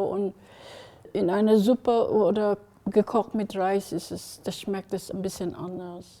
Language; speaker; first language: German; non-native, fluent; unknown